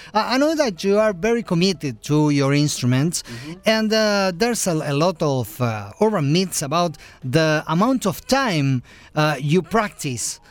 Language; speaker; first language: English; non-native, fluent; Spanish